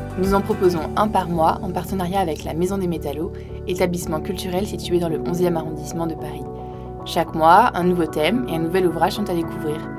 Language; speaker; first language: French; native; French